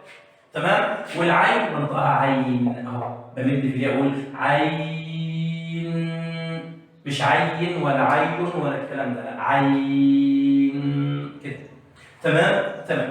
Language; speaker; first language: Arabic; native; Arabic